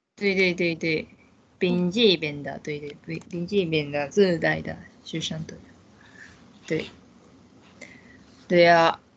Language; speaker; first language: Chinese; non-native, learner; Japanese